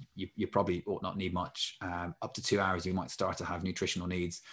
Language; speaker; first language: English; native; English